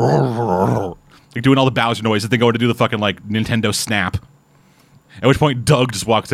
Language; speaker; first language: English; native; English